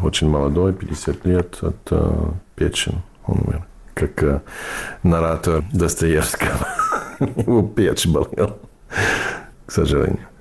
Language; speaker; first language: Russian; non-native, fluent; English